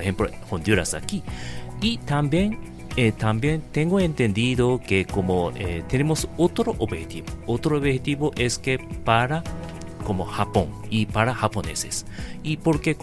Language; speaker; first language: Spanish; non-native, learner; Japanese